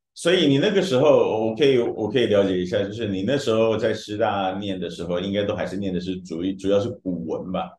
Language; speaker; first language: Chinese; native; Chinese